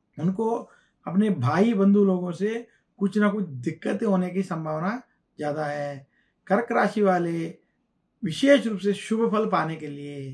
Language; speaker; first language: Hindi; non-native, local second language; Telugu